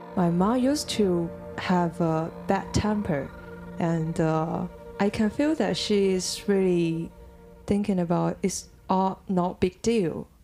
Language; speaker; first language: English; non-native, fluent; Chinese